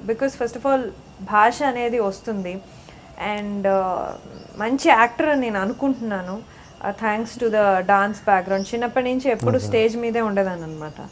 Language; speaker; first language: Telugu; native; Telugu